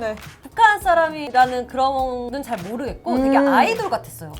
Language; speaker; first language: Korean; native; Korean